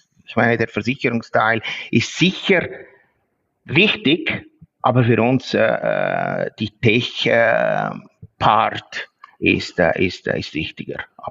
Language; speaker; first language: German; non-native, fluent; Italian